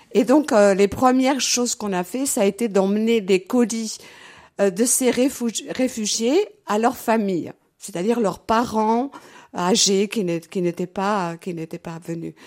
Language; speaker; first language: French; early bilingual, other home language; Portuguese